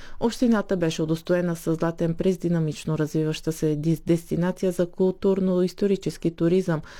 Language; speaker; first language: Bulgarian; non-native, local second language; Turkish